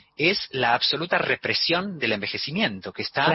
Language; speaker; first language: Spanish; native; Spanish